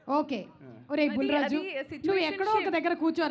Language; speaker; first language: Telugu; native; Telugu